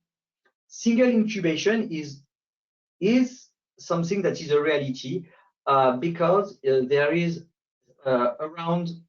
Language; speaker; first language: English; non-native, fluent; French